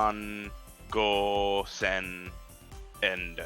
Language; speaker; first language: Japanese; non-native, learner; English